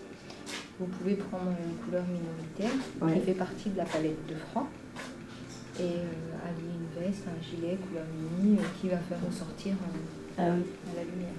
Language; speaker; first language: French; native; French